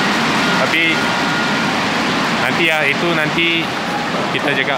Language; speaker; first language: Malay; non-native, local second language; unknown